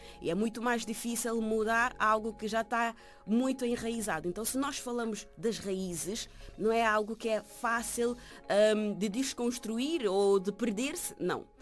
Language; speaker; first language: Portuguese; non-native, local second language; Kabuverdianu